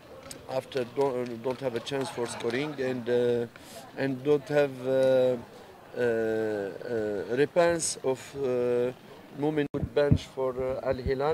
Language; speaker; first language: English; non-native, learner; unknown